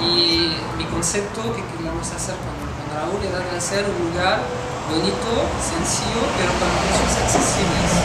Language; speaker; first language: Spanish; non-native, fluent; French